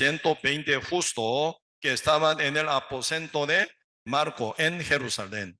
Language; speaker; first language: Spanish; non-native, learner; Korean